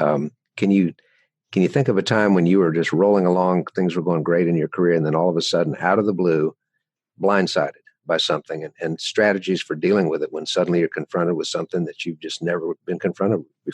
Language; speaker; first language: English; native; English